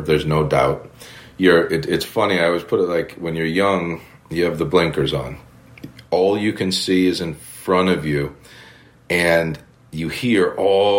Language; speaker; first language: English; native; English